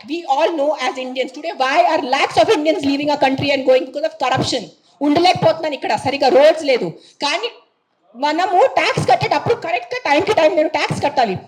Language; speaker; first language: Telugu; non-native, fluent; Marathi